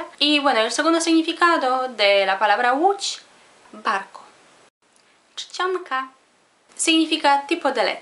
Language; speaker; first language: Spanish; non-native, fluent; Polish